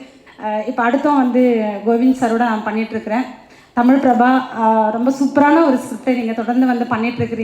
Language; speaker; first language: Tamil; native; Tamil